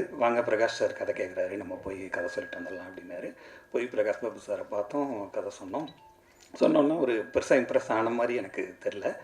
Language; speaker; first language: Tamil; native; Tamil